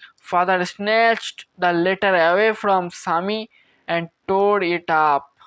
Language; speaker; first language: English; non-native, local second language; Bangla